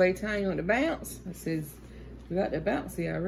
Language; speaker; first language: English; native; English